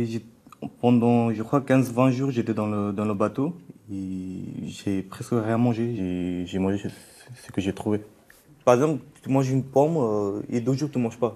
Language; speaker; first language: French; non-native, fluent; Bangla